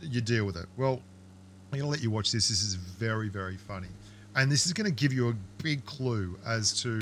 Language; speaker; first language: English; native; English